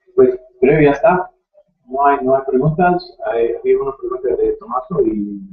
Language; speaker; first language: Spanish; non-native, learner; English